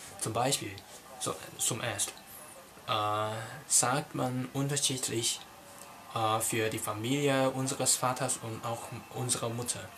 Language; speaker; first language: German; non-native, learner; Cantonese